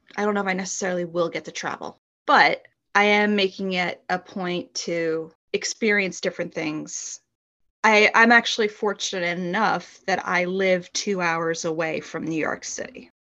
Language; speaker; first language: English; native; English